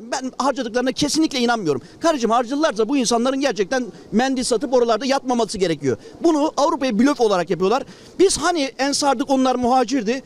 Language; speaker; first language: Turkish; native; Turkish